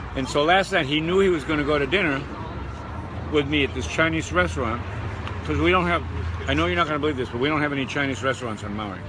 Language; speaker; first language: English; native; English